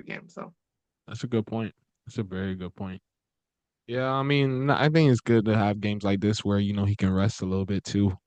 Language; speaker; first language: English; native; English